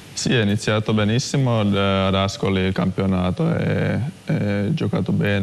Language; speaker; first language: Italian; non-native, fluent; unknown